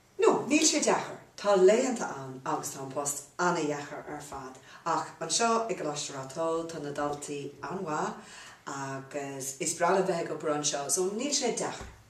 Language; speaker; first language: Irish; non-native, local second language; English